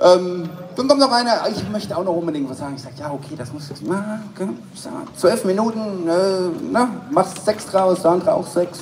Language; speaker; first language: German; native; German